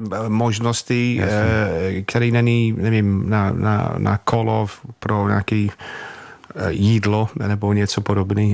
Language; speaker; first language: Czech; non-native, learner; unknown